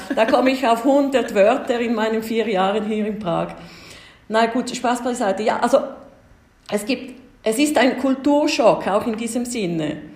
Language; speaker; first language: German; early bilingual, heritage; German